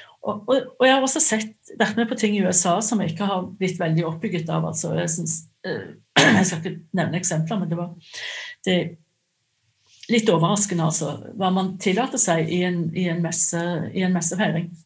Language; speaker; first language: Norwegian; native; Norwegian